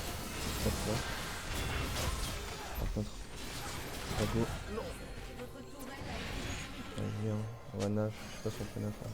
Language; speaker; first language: French; native; French